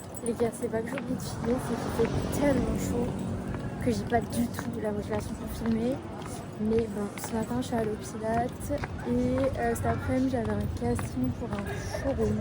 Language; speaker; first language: French; native; French